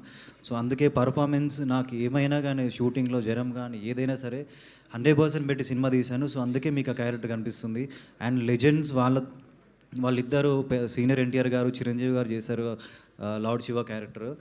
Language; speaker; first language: Telugu; native; Telugu